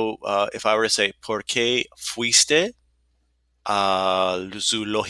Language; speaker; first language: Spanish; non-native, fluent; English